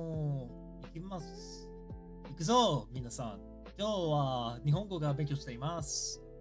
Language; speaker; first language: Japanese; non-native, learner; English